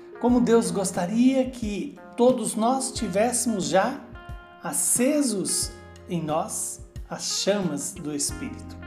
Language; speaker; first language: Portuguese; native; Portuguese